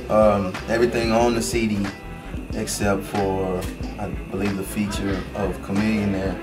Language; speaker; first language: English; native; English